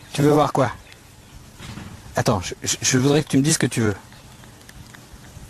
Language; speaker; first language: French; native; French